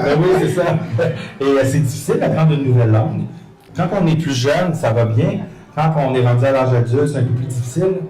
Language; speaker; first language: French; native; French